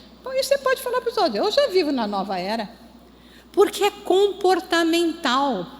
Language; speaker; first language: Portuguese; native; Portuguese